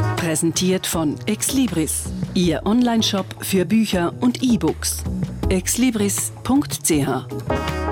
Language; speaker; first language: German; native; German